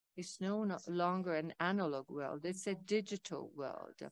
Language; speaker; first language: English; non-native, fluent; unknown